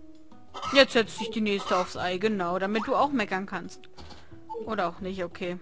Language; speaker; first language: German; native; German